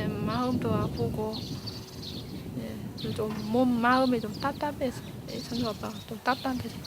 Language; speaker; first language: Korean; non-native, learner; Vietnamese